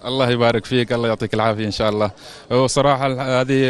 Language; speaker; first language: Arabic; native; Arabic